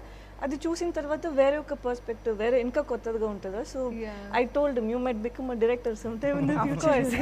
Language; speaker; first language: Telugu; non-native, fluent; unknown